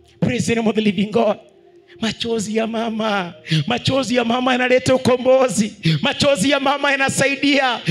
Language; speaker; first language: Swahili; non-native, local second language; Luyia